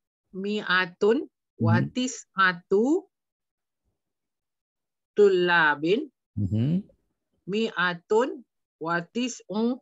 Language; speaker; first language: Arabic; non-native, learner; Malay